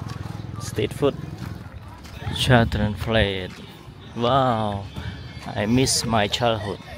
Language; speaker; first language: English; non-native, learner; Khmer